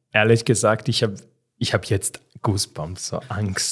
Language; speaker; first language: German; non-native, fluent; Serbian